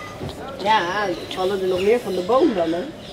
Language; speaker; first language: Dutch; native; Dutch